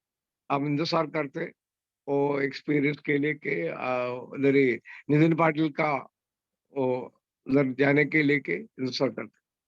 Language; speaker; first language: Hindi; non-native, learner; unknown